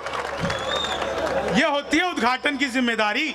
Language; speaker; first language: Hindi; native; Hindi